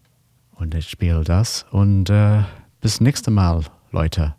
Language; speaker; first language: German; non-native, learner; English